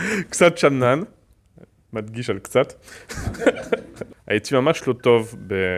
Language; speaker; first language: Hebrew; non-native, fluent; French